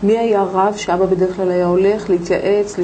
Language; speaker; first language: Hebrew; native; Hebrew